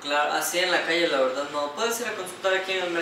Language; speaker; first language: Spanish; native; Spanish